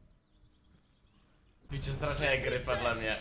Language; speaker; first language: Czech; native; Czech